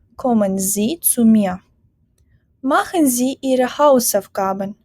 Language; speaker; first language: German; non-native, fluent; Ukrainian